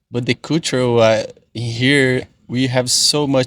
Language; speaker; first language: English; non-native, fluent; Portuguese